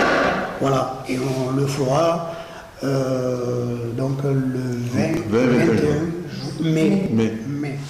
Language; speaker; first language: French; native; French